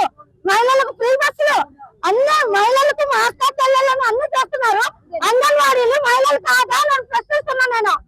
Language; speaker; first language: Telugu; native; Telugu